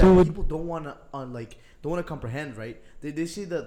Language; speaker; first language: English; non-native, fluent; Papiamento